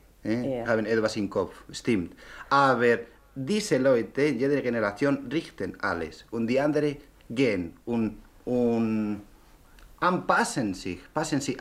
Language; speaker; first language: German; non-native, learner; Spanish